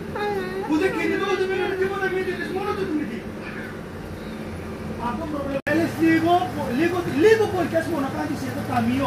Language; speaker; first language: Greek; non-native, learner; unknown